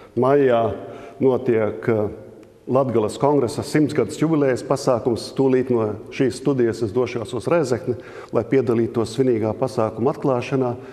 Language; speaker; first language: Latvian; native; Latvian